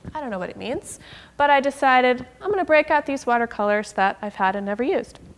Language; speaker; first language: English; native; English